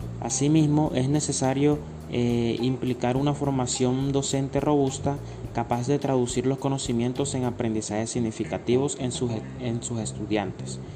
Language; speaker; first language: Spanish; native; Spanish